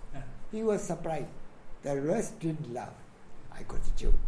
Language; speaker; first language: English; non-native, fluent; Burmese